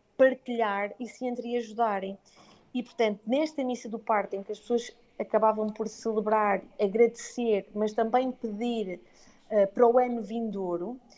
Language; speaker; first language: Portuguese; native; Portuguese